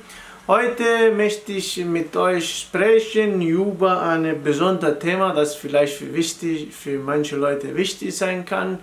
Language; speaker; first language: German; non-native, fluent; Italian